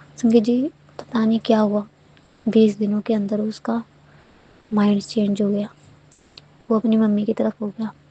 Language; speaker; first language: Hindi; native; Hindi